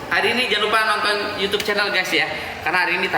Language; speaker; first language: Indonesian; native; Indonesian